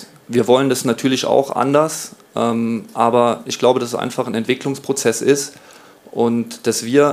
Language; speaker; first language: German; native; German